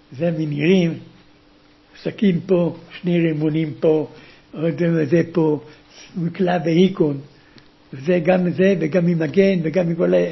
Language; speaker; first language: Hebrew; early bilingual, other home language; German